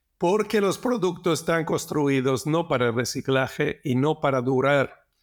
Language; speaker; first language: Spanish; non-native, fluent; Italian